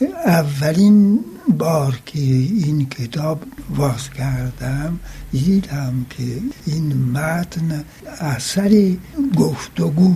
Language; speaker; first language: Persian; non-native, fluent; French